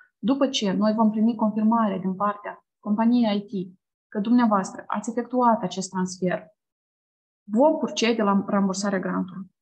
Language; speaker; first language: Romanian; native; Romanian